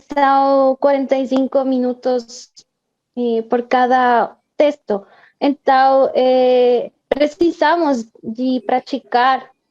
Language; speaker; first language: Portuguese; non-native, fluent; Spanish